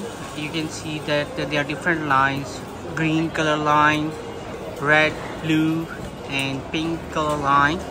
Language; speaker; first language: English; non-native, local second language; Urdu